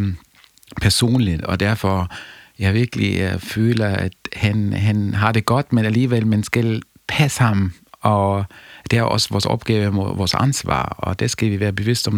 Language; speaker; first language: Danish; non-native, fluent; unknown